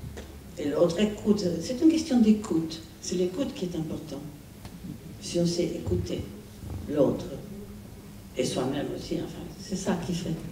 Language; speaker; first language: French; non-native, fluent; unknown